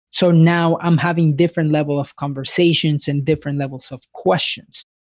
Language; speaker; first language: English; early bilingual, other home language; Spanish